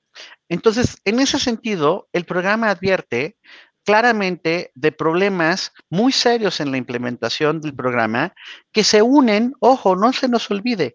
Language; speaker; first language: Spanish; native; Spanish